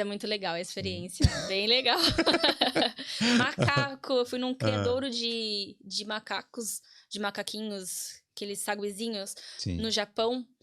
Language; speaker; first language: Portuguese; native; Portuguese